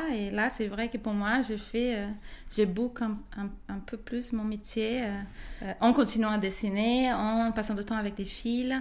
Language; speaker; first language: French; non-native, fluent; Portuguese